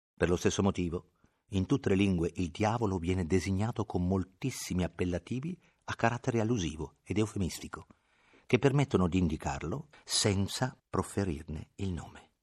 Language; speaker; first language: Italian; native; Italian